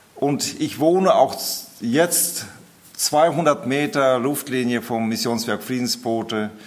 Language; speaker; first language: German; early bilingual, heritage; German